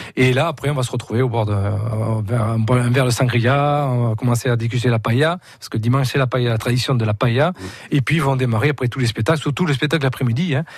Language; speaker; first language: French; non-native, fluent; Spanish